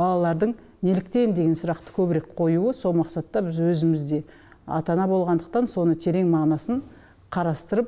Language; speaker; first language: Kazakh; native; Kazakh